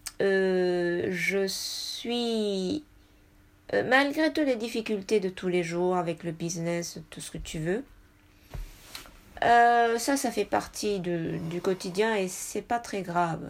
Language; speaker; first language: French; non-native, fluent; Japanese